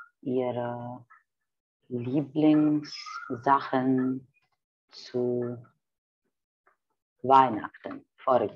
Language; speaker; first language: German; non-native, fluent; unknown